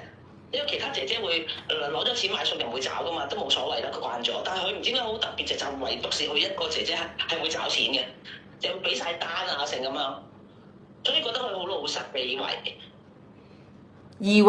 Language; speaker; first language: Cantonese; native; Cantonese